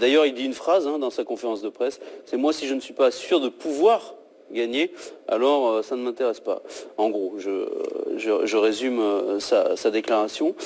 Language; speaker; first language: French; native; French